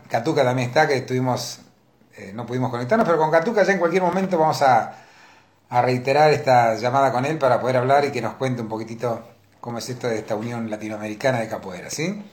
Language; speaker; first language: Spanish; native; Spanish